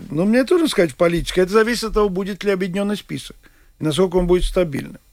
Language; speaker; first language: Russian; non-native, local second language; Latvian